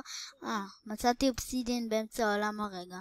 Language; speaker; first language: Hebrew; native; Hebrew